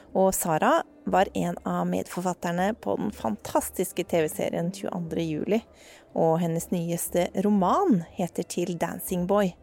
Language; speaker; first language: Norwegian; native; Norwegian